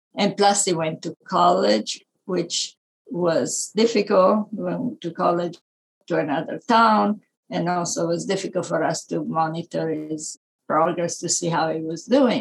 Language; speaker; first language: English; non-native, fluent; Italian